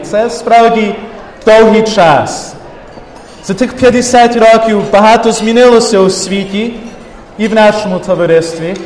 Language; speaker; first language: Ukrainian; early bilingual, heritage; Ukrainian